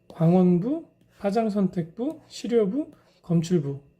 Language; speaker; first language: Korean; native; Korean